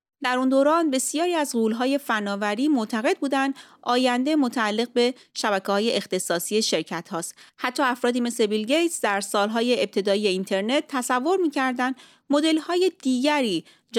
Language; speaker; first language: Persian; native; Persian